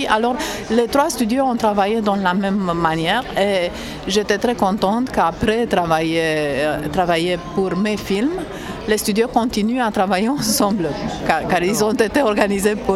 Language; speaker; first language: French; non-native, fluent; Romanian